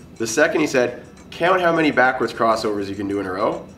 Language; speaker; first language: English; native; English